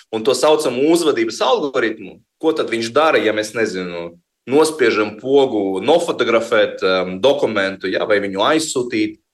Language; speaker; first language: Latvian; non-native, local second language; Russian